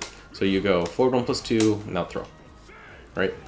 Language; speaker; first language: English; native; English